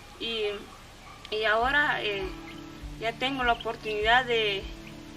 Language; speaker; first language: Spanish; non-native, local second language; Kʼicheʼ